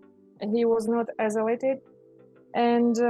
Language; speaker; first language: English; non-native, learner; Russian